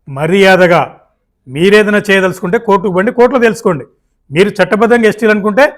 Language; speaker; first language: Telugu; native; Telugu